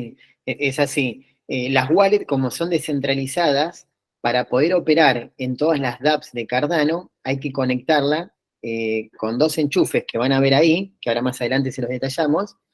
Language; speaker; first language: Spanish; native; Spanish